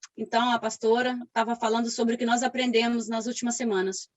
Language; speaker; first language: Portuguese; native; Portuguese